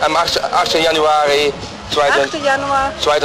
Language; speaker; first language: German; non-native, learner; Dutch